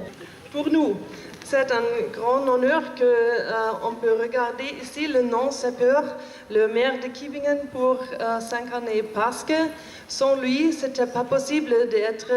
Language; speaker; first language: French; non-native, learner; German